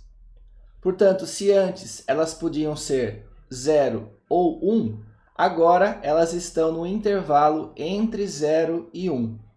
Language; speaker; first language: Portuguese; native; Portuguese